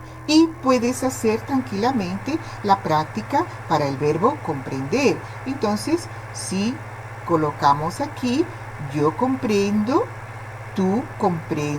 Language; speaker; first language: Spanish; non-native, fluent; Portuguese